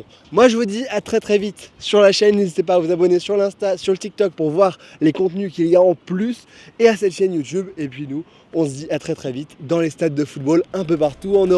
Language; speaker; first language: French; native; French